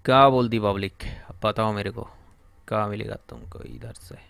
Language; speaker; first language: Hindi; non-native, local second language; Bangla